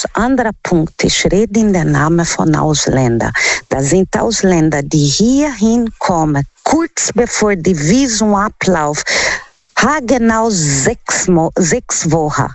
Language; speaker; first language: German; non-native, learner; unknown